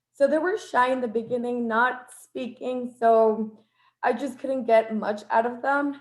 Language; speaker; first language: English; non-native, fluent; Spanish